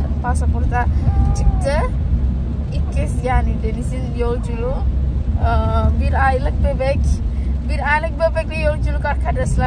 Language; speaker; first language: Turkish; non-native, learner; Indonesian